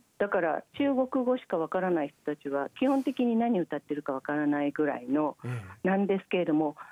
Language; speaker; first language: Japanese; native; Japanese